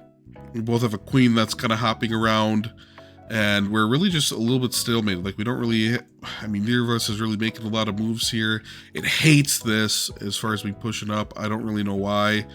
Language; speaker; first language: English; native; English